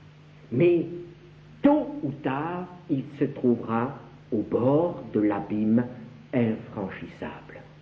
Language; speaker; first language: French; native; French